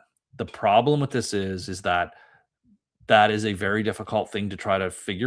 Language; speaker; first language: English; native; English